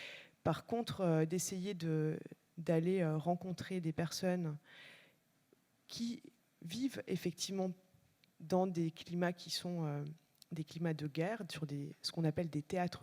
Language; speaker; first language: French; native; French